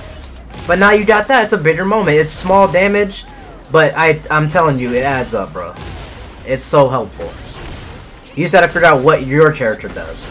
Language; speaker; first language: English; native; English